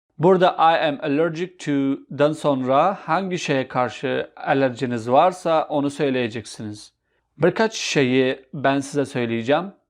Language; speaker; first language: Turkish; non-native, fluent; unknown